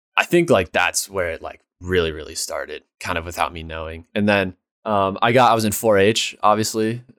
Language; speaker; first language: English; native; English